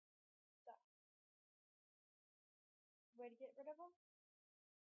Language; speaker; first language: English; native; English